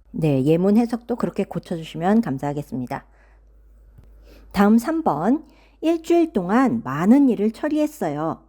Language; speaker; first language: Korean; native; Korean